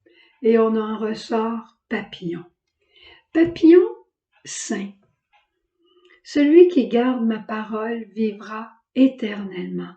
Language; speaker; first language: French; native; French